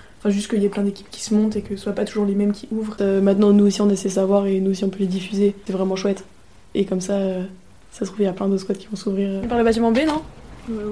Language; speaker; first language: French; native; French